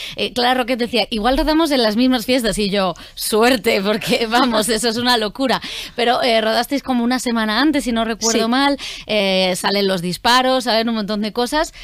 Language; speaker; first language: Spanish; native; Spanish